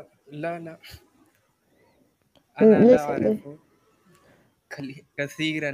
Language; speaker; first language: Arabic; non-native, learner; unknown